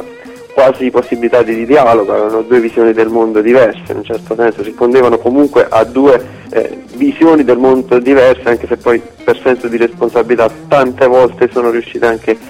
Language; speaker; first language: Italian; native; Italian